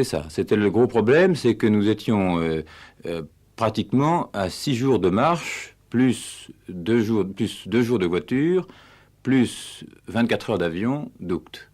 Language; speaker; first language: French; native; French